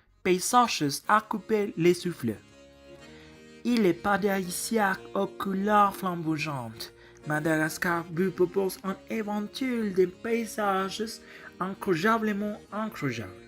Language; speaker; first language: French; non-native, learner; Spanish